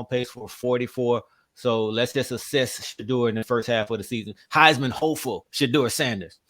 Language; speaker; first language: English; native; English